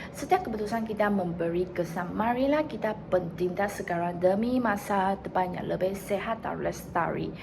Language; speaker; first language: Malay; non-native, local second language; Chinese